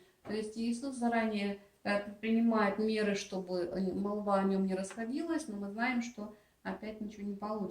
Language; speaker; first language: Russian; native; Russian